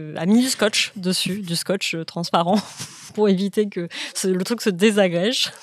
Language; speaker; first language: French; native; French